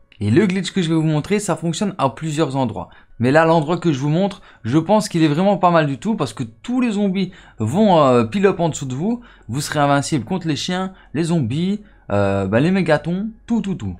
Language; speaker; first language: French; native; French